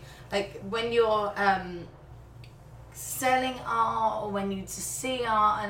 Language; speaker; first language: English; native; English